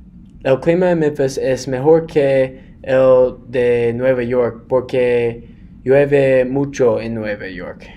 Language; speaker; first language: Spanish; non-native, learner; English